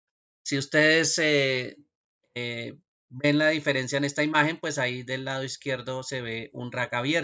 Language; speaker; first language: Spanish; native; Spanish